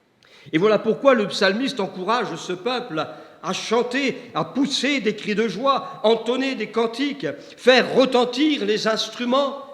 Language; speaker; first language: French; native; French